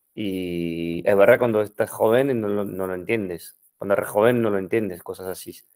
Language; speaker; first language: Spanish; non-native, fluent; French